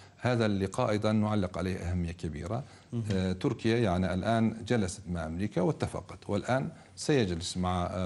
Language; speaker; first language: Arabic; non-native, fluent; Turkish